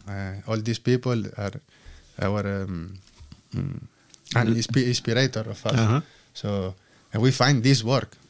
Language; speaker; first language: English; non-native, learner; Italian